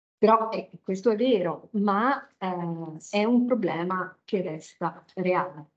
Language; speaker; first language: Italian; native; Italian